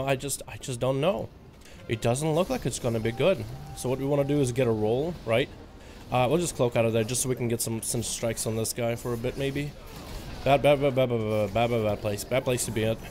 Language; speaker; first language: English; native; English